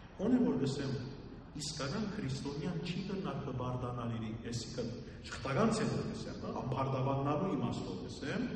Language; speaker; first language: Armenian; early bilingual, heritage; Armenian